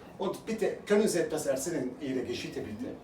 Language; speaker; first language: German; non-native, learner; Turkish